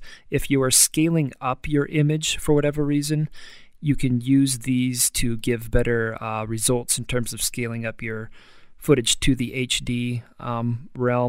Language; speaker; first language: English; native; English